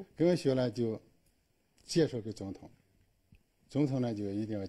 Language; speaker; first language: Chinese; native; Chinese